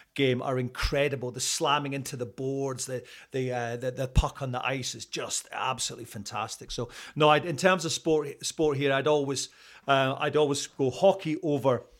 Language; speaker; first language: English; native; English